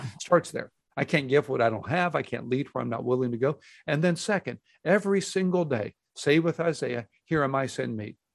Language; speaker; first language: English; native; English